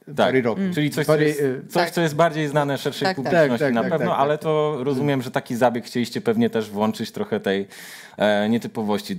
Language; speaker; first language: Polish; native; Polish